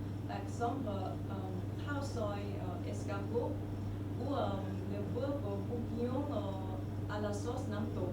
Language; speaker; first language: French; non-native, fluent; Thai